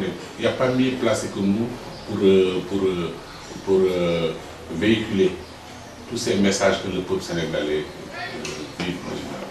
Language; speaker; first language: French; non-native, local second language; Wolof